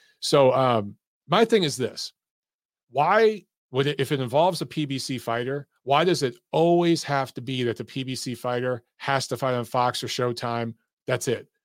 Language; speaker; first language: English; native; English